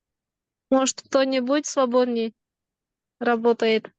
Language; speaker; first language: Russian; non-native, local second language; Kyrgyz